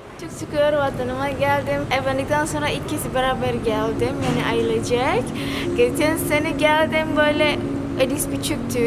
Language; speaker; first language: Turkish; non-native, learner; Indonesian